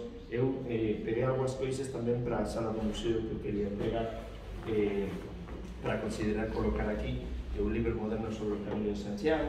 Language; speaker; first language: Portuguese; non-native, fluent; Spanish